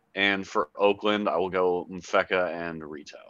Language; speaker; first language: English; native; English